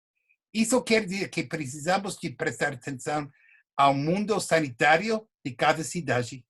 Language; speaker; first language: Portuguese; non-native, fluent; English